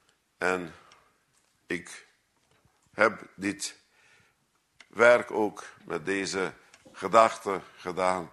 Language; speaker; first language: Dutch; non-native, fluent; Hungarian